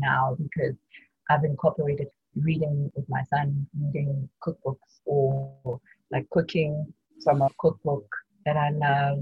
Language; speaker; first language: English; non-native, local second language; Tswana